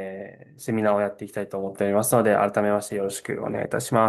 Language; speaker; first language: Japanese; native; Japanese